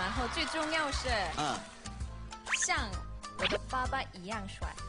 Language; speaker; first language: Chinese; non-native, learner; Korean